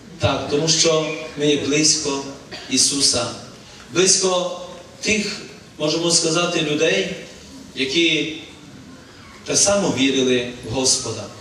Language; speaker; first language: Ukrainian; native; Ukrainian